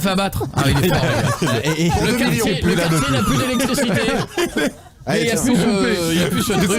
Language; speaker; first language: French; native; French